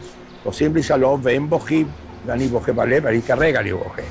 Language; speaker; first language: Hebrew; non-native, fluent; Spanish